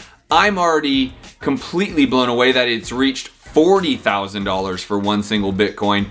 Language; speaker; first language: English; native; English